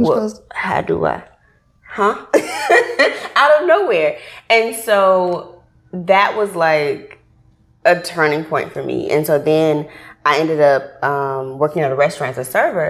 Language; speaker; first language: English; native; English